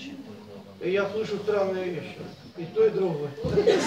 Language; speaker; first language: Russian; native; Russian